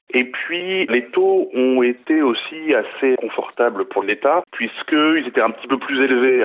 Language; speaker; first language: French; native; French